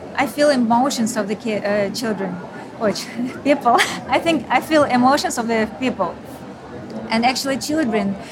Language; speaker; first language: English; non-native, learner; Ukrainian